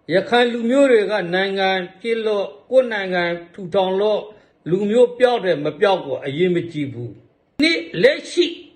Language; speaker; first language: Burmese; native; Burmese